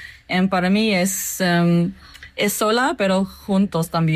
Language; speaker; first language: Spanish; non-native, learner; English